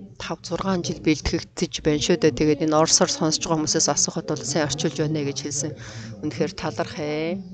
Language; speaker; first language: Mongolian; non-native, fluent; Korean